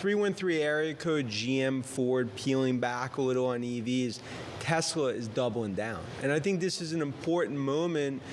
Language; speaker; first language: English; native; English